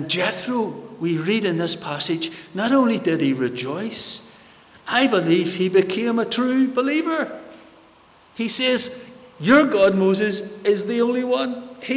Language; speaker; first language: English; native; English